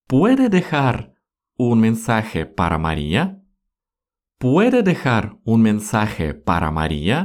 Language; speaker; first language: Spanish; non-native, fluent; Russian